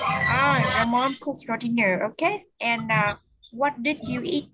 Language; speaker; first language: English; non-native, fluent; Vietnamese